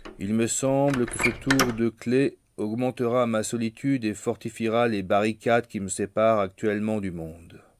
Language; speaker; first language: French; native; French